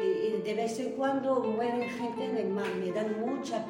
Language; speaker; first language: Spanish; non-native, learner; Arabic